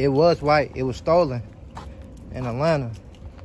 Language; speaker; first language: English; native; English